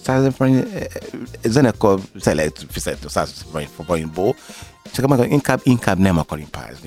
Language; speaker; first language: Hungarian; non-native, learner; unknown